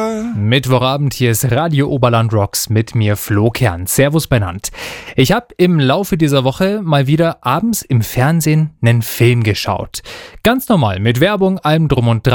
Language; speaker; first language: German; native; German